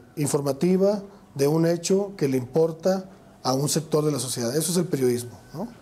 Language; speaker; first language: Spanish; native; Spanish